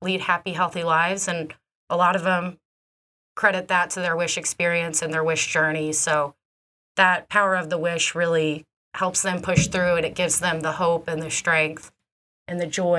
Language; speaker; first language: English; native; English